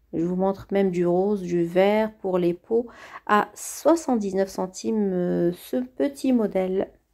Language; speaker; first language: French; native; French